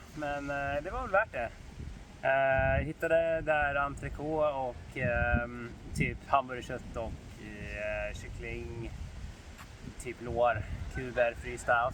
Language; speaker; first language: Swedish; native; Swedish